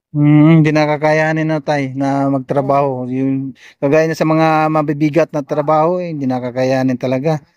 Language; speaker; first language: Filipino; native; Filipino